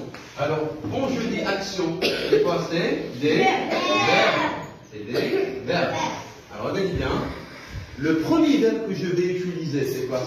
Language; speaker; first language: French; non-native, local second language; Arabic